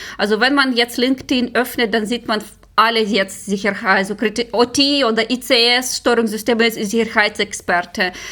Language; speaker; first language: German; non-native, fluent; Ukrainian